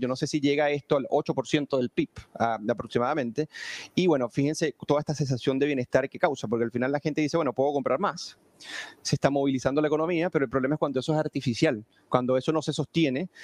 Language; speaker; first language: Spanish; native; Spanish